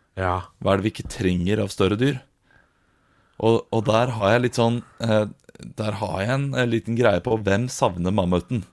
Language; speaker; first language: Norwegian; native; Norwegian